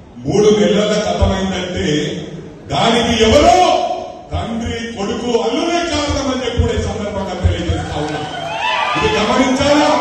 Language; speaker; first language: Telugu; native; Telugu